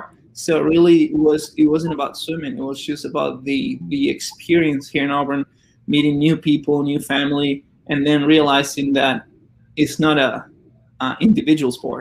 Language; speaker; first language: English; non-native, fluent; Spanish